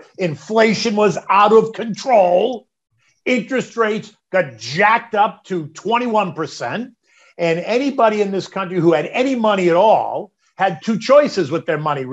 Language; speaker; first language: English; native; English